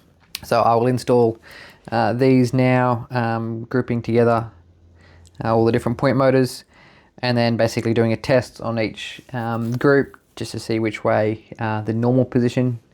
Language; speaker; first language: English; native; English